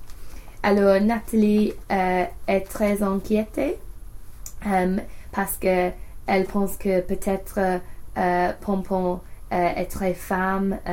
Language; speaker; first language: French; non-native, learner; English